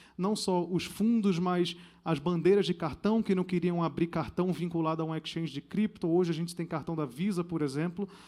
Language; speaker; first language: Portuguese; native; Portuguese